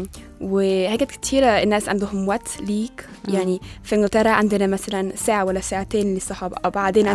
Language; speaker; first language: Arabic; non-native, learner; English